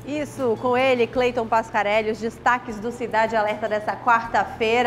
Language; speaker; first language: Portuguese; native; Portuguese